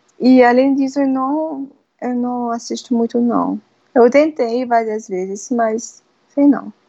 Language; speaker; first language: Portuguese; non-native, fluent; French